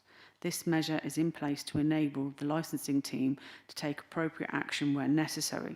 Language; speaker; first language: English; native; English